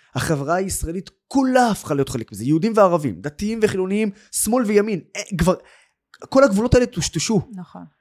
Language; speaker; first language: Hebrew; non-native, local second language; Arabic